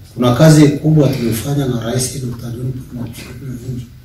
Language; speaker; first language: Swahili; non-native, local second language; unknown